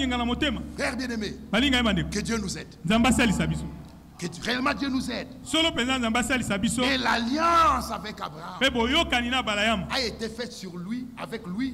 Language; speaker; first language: French; non-native, local second language; Lingala